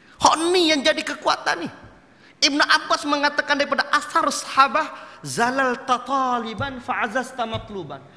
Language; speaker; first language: Malay; native; Malay